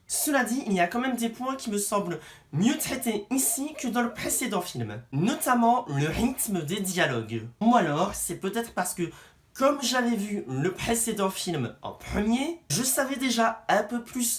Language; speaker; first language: French; native; French